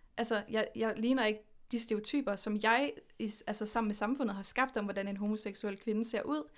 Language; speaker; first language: Danish; native; Danish